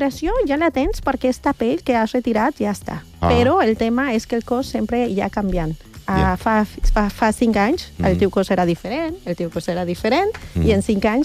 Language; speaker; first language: Catalan; non-native, learner; Spanish